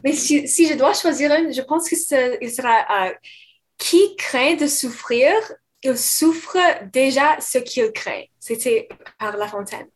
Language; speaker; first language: French; non-native, fluent; English